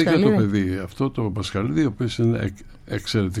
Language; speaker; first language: Greek; native; Greek